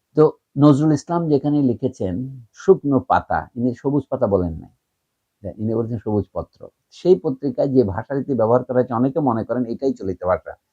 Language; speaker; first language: Bangla; native; Bangla